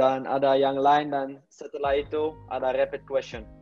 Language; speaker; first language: Indonesian; non-native, learner; Dutch